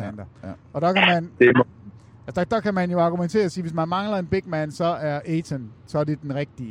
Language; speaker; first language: Danish; native; Danish